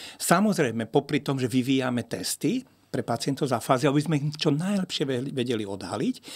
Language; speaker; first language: Slovak; non-native, local second language; Hungarian